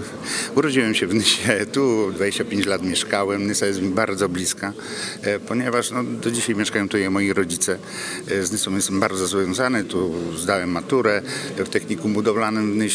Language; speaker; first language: Polish; native; Polish